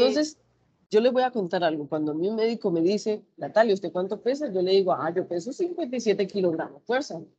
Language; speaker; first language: Spanish; native; Spanish